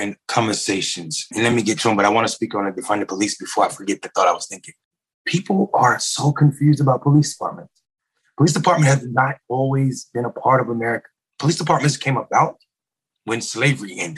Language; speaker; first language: English; native; English